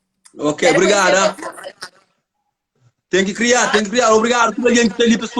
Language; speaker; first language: Portuguese; non-native, learner; Kabuverdianu